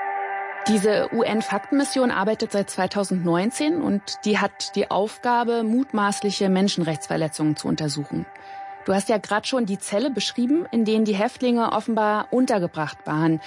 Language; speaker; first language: German; native; German